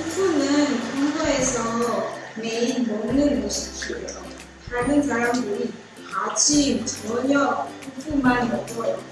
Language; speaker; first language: Korean; non-native, learner; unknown